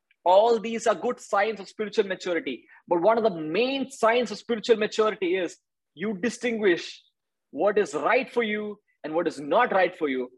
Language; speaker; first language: English; non-native, local second language; Malayalam